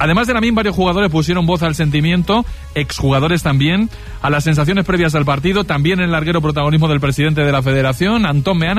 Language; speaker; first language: Spanish; native; Spanish